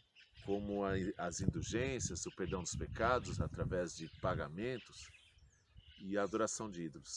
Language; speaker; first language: Portuguese; native; Portuguese